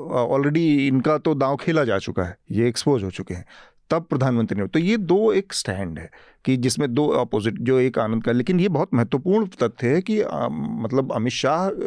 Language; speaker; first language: Hindi; native; Hindi